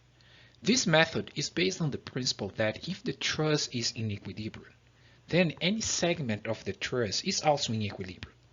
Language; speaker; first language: English; non-native, fluent; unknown